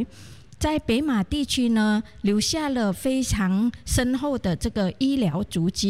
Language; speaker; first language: Chinese; native; Chinese